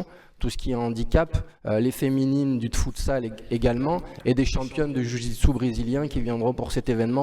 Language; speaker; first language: French; native; French